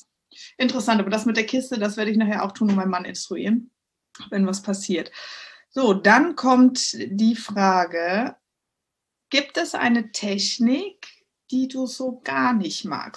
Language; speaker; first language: German; native; German